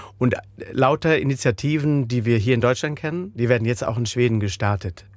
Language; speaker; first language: German; native; German